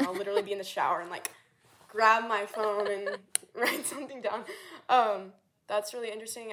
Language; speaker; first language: English; native; English